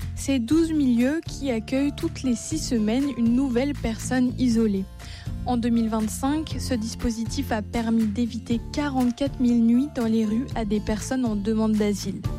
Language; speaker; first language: French; native; French